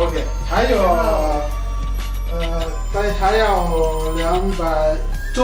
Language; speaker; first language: Chinese; non-native, learner; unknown